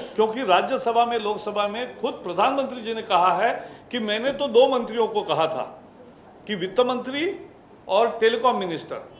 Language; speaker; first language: Hindi; non-native, local second language; Marathi